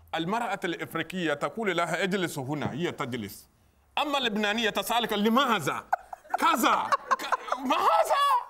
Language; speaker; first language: Arabic; non-native, fluent; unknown